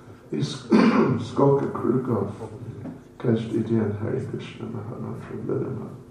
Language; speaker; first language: Russian; non-native, learner; English